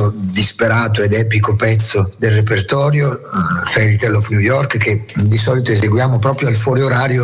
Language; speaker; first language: Italian; native; Italian